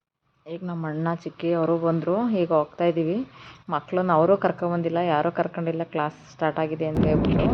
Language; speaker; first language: Kannada; native; Kannada